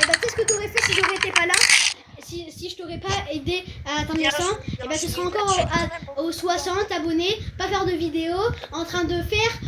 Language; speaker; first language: French; native; French